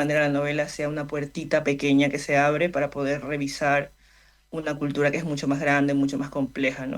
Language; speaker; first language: Spanish; native; Spanish